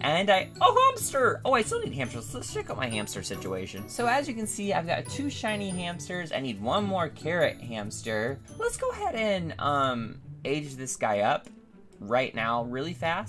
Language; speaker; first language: English; native; English